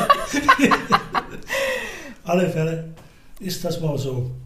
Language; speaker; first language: German; non-native, learner; Hungarian